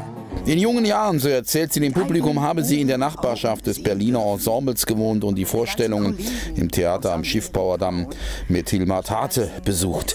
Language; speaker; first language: German; native; German